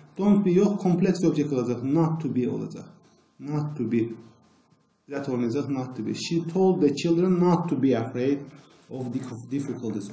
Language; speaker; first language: English; non-native, fluent; Azerbaijani